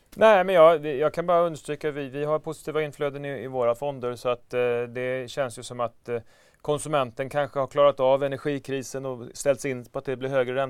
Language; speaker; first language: Swedish; native; Swedish